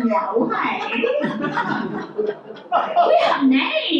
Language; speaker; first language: English; non-native, local second language; Filipino